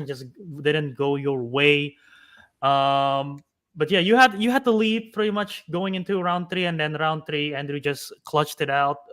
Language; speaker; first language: English; native; English